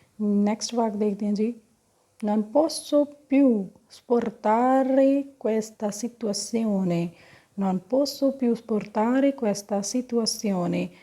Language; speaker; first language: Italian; non-native, fluent; Punjabi